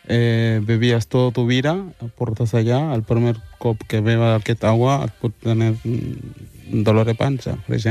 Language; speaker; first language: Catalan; early bilingual, other home language; Wolof